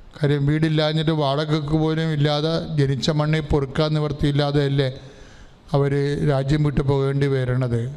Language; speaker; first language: Malayalam; native; Malayalam